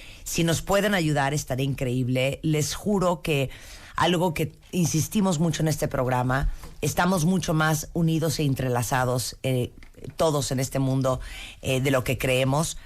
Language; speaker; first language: Spanish; native; Spanish